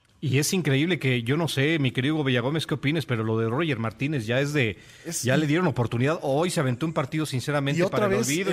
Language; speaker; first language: Spanish; native; Spanish